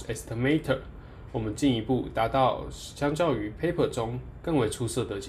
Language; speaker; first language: Chinese; native; Chinese